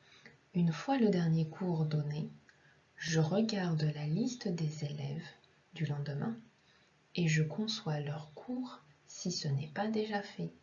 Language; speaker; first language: French; non-native, fluent; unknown